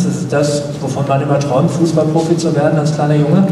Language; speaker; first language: German; native; German